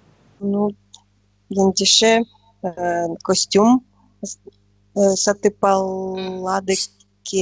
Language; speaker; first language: Kazakh; non-native, learner; Russian